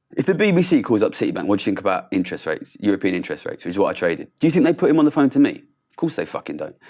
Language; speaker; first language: English; native; English